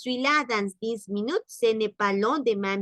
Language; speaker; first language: French; non-native, learner; Spanish